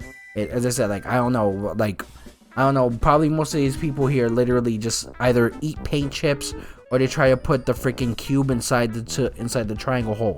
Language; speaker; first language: English; native; English